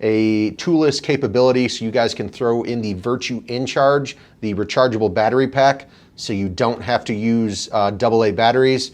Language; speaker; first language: English; native; English